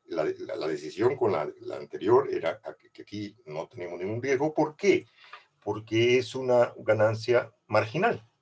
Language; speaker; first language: Spanish; native; Spanish